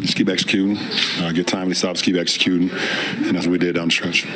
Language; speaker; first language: English; native; English